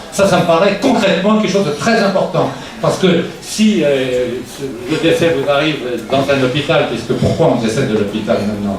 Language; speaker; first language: French; native; French